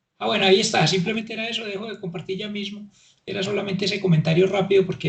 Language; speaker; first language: Spanish; native; Spanish